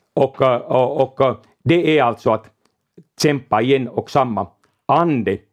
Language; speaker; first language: Swedish; non-native, local second language; Finnish